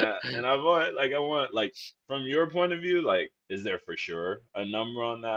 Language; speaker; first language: English; native; English